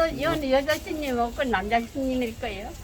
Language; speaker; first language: Korean; native; Korean